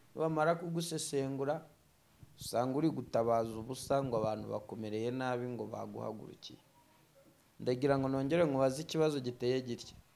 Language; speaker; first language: Kinyarwanda; native; Kinyarwanda